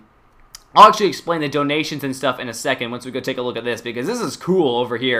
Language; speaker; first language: English; native; English